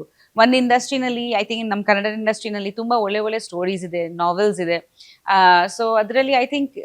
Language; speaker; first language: Kannada; non-native, local second language; Bangla